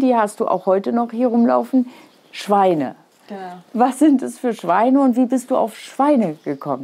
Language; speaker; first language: German; native; German